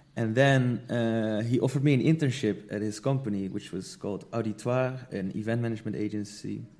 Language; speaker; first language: English; non-native, fluent; Dutch